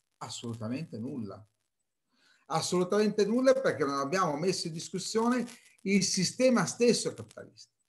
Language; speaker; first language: Italian; native; Italian